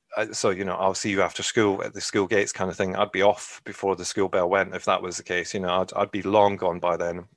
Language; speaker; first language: English; native; English